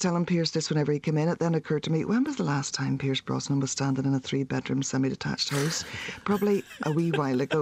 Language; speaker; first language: English; native; English